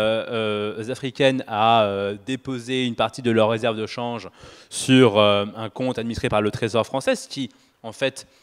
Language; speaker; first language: French; native; French